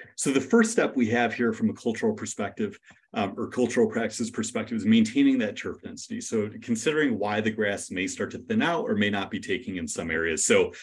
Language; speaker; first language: English; native; English